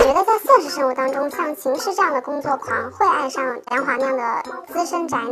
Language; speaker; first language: Chinese; native; Chinese